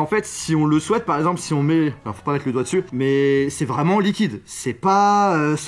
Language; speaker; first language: French; native; French